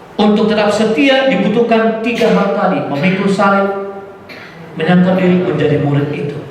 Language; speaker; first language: Indonesian; non-native, local second language; Batak Toba